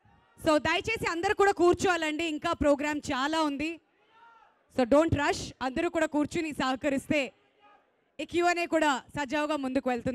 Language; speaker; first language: Telugu; native; Telugu